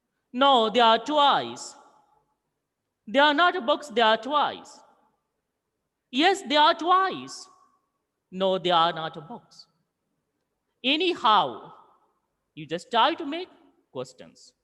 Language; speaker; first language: English; non-native, local second language; Hindi